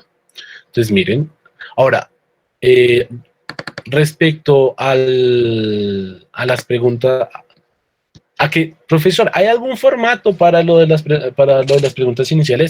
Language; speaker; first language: Spanish; native; Spanish